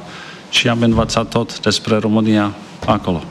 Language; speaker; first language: Romanian; non-native, fluent; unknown